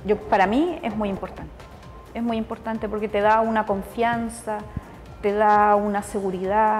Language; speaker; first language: Spanish; native; Spanish